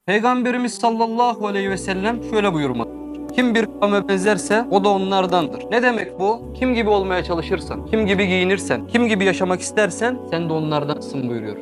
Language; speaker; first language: Turkish; native; Turkish